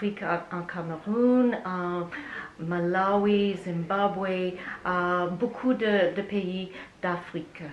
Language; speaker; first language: French; non-native, learner; English